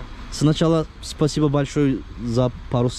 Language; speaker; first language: Russian; non-native, learner; Turkish